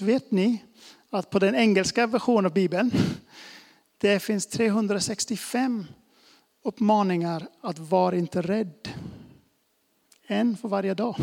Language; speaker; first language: Swedish; non-native, fluent; English